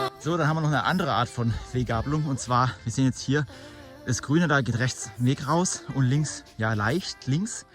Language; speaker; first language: German; native; German